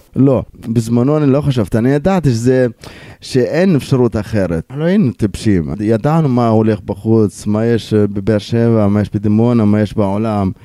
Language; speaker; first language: Hebrew; non-native, local second language; Arabic